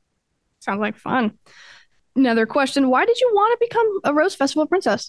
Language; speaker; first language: English; native; English